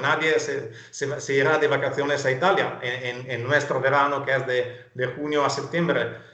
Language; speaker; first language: Spanish; non-native, fluent; Italian